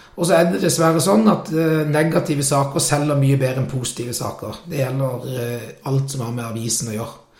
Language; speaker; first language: Norwegian; native; Norwegian